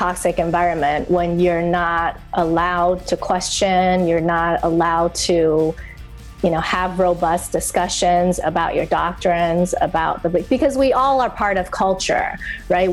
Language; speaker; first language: English; non-native, fluent; Chinese